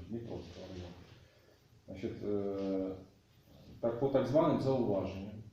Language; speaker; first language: Russian; native; Russian